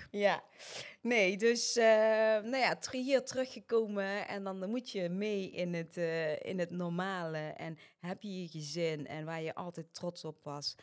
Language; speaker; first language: Dutch; early bilingual, other home language; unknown